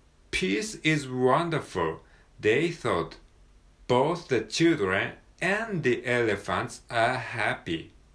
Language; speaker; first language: English; non-native, learner; Japanese